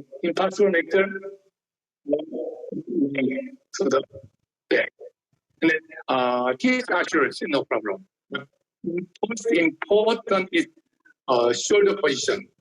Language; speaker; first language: English; non-native, learner; Korean